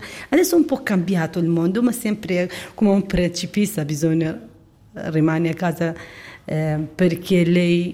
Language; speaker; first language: Italian; non-native, learner; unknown